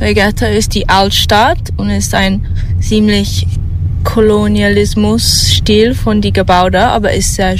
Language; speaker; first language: German; non-native, learner; English